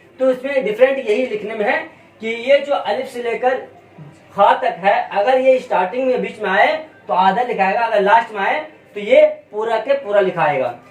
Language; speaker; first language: Hindi; native; Hindi